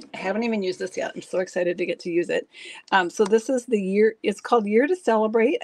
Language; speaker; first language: English; native; English